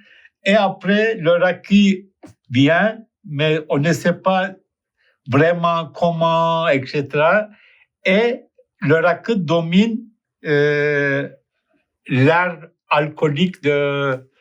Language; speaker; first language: French; non-native, fluent; Turkish